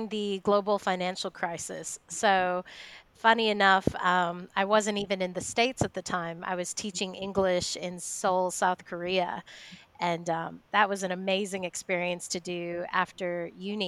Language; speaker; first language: English; native; English